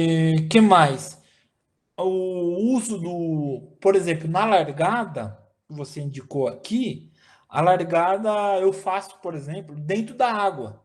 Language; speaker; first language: Portuguese; native; Portuguese